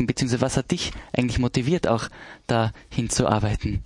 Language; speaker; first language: German; native; German